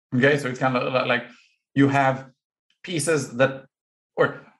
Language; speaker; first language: English; non-native, fluent; Hebrew